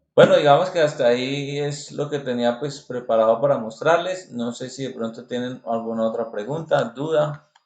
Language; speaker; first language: Spanish; native; Spanish